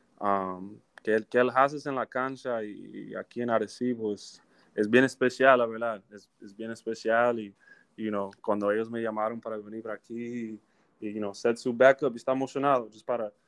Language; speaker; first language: Spanish; early bilingual, heritage; English